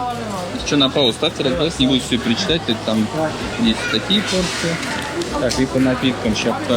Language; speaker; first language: Russian; native; Russian